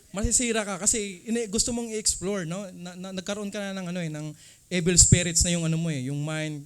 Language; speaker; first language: Filipino; non-native, local second language; Cebuano